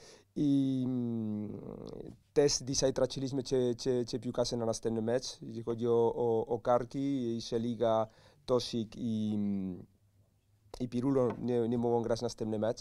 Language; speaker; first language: Polish; non-native, learner; Spanish